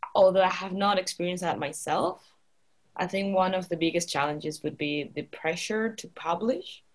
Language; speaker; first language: English; non-native, fluent; Spanish